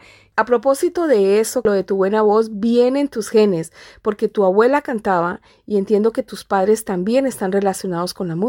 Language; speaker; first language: Spanish; native; Spanish